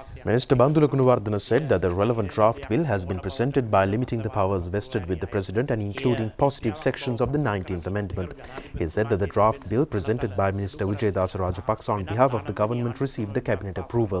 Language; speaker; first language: English; non-native, local second language; Sinhala